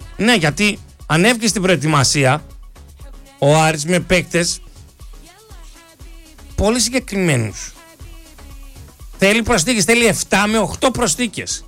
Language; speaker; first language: Greek; native; Greek